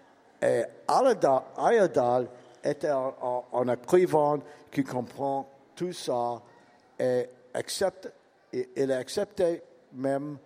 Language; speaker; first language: French; non-native, learner; English